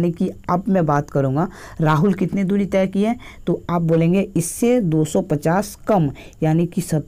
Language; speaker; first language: Hindi; native; Hindi